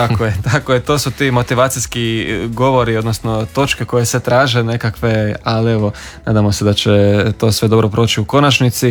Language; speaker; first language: Serbian; native; Serbian